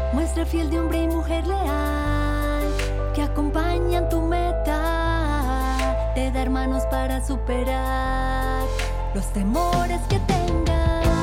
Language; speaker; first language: Spanish; native; Spanish